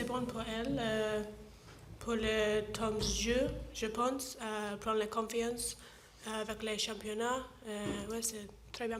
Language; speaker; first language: French; non-native, learner; English